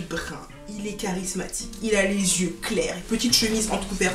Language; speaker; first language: French; native; French